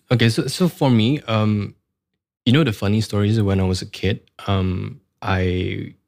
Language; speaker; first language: English; non-native, local second language; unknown